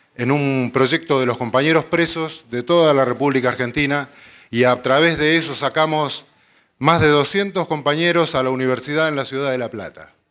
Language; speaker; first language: Spanish; native; Spanish